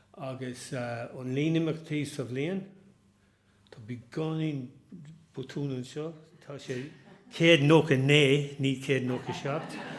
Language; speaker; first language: Irish; non-native, local second language; English